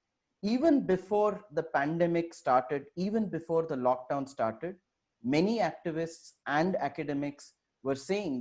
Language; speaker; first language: English; non-native, local second language; Hindi